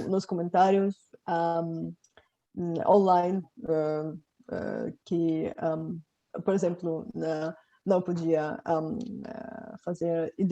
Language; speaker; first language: Portuguese; non-native, fluent; Bulgarian